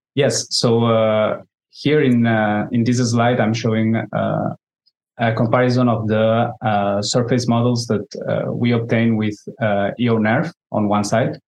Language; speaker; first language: English; non-native, fluent; Spanish